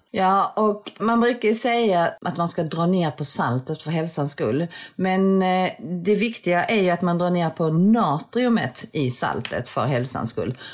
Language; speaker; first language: Swedish; early bilingual, other home language; Korean